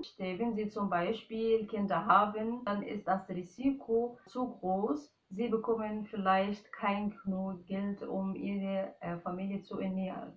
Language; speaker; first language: German; non-native, fluent; Arabic